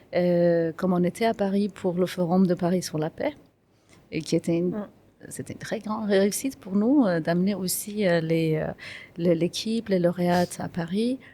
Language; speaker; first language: French; non-native, fluent; Kurdish